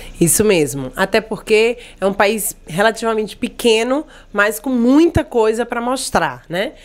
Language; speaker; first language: Portuguese; native; Portuguese